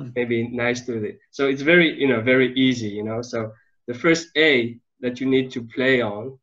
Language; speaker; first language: English; non-native, fluent; French